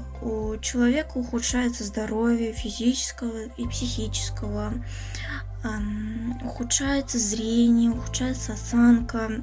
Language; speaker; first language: Russian; non-native, local second language; Kazakh